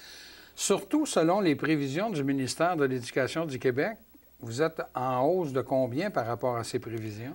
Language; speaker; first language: French; native; French